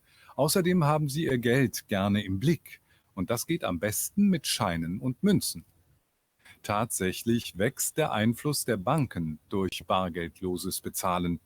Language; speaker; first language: German; non-native, learner; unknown